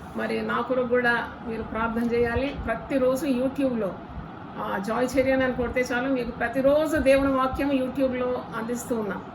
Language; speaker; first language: Telugu; non-native, local second language; Malayalam